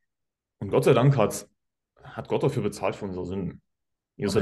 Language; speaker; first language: German; native; German